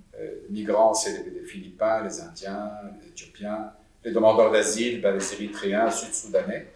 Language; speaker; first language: French; non-native, local second language; Arabic